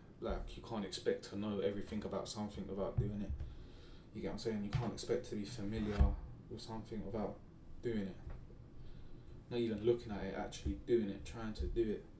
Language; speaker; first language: English; native; English